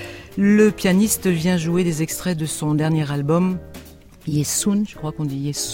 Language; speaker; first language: French; native; French